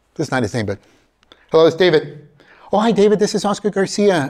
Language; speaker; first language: English; early bilingual, other home language; Spanish